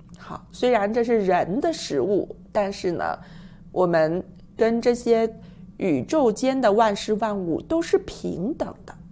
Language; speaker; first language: Chinese; native; Chinese